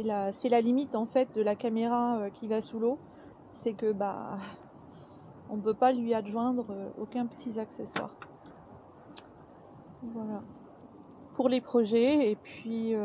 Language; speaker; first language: French; native; French